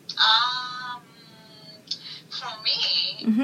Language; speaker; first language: English; non-native, learner; Japanese